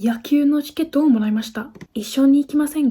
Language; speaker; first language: Japanese; non-native, learner; English